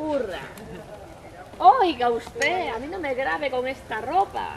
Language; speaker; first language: Spanish; native; Spanish